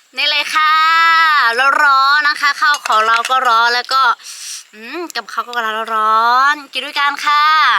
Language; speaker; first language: Thai; non-native, local second language; Lahu